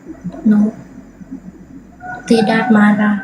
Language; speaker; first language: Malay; non-native, learner; Vietnamese